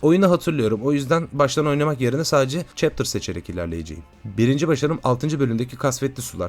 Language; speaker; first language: Turkish; native; Turkish